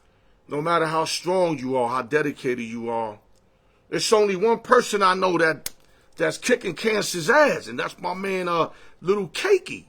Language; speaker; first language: English; native; English